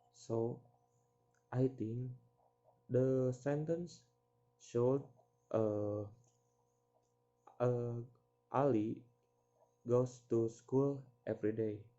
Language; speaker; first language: English; non-native, learner; Indonesian